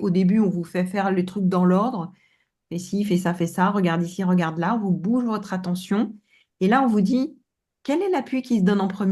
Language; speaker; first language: French; native; French